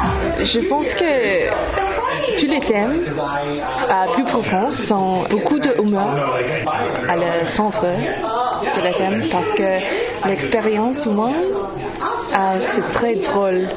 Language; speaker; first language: French; non-native, learner; English